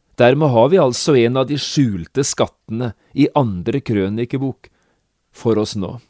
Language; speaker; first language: Norwegian; native; Norwegian